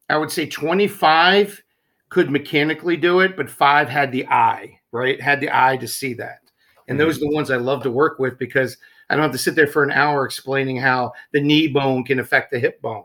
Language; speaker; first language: English; native; English